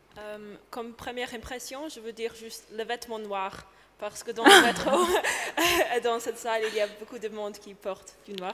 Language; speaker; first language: French; non-native, learner; English